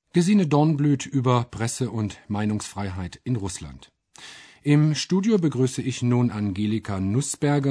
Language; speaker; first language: German; native; German